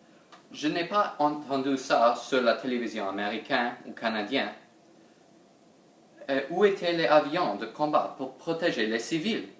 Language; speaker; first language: French; non-native, learner; English